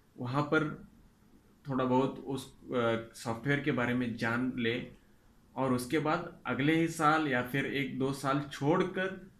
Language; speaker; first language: Hindi; non-native, local second language; Kannada